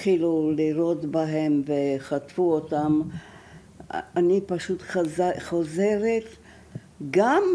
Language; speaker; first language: Hebrew; non-native, fluent; German